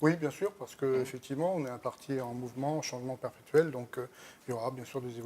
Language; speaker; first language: French; native; French